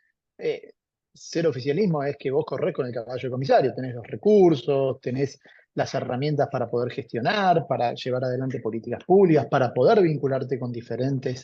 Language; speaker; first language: Spanish; native; Spanish